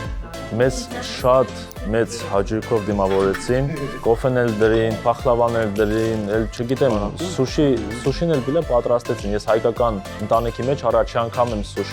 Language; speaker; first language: Armenian; early bilingual, heritage; Russian